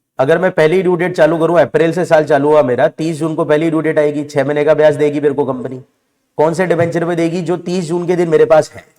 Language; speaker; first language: Hindi; native; Hindi